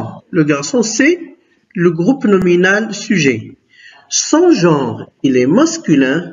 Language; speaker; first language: French; non-native, local second language; Arabic